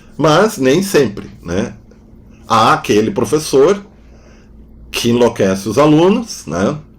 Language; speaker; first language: Portuguese; non-native, local second language; German